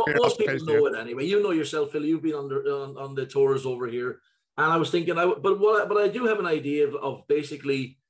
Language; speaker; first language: English; native; English